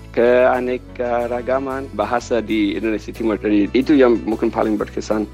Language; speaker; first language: Indonesian; non-native, fluent; English